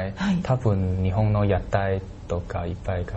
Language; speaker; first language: Japanese; non-native, learner; Chinese